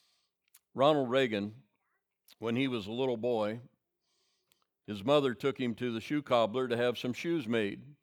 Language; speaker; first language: English; native; English